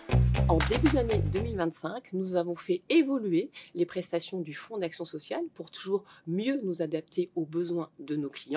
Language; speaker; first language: French; native; French